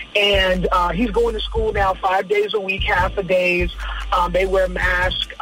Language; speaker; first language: English; native; English